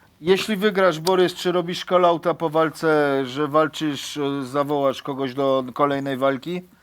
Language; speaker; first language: Polish; native; Polish